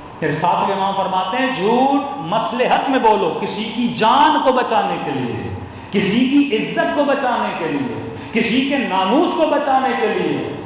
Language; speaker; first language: Urdu; early bilingual, heritage; Urdu